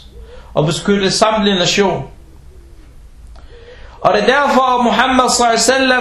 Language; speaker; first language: Danish; early bilingual, other home language; Arabic